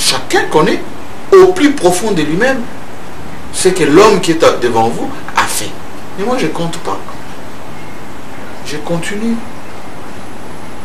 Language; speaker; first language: French; non-native, local second language; Luba-Lulua